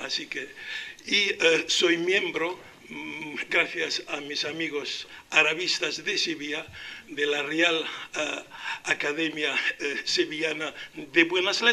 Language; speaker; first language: Spanish; non-native, local second language; Arabic